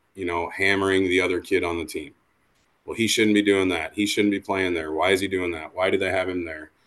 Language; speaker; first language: English; native; English